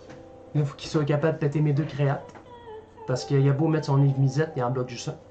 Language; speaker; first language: French; native; French